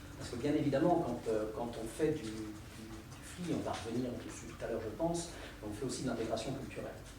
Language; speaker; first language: French; native; French